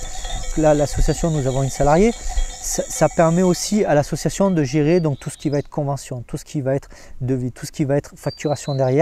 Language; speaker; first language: French; native; French